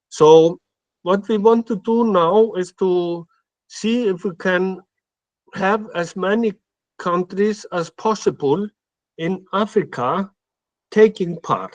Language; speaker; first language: English; non-native, fluent; Icelandic